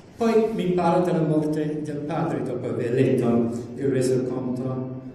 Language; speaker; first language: Italian; non-native, fluent; English